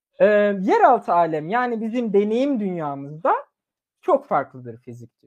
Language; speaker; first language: Turkish; early bilingual, other home language; German